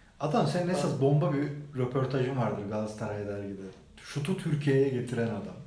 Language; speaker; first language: Turkish; native; Turkish